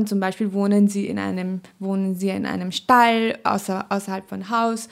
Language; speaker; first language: German; non-native, fluent; Nepali